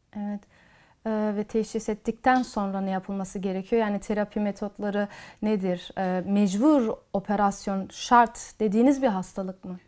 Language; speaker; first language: Turkish; early bilingual, heritage; Turkish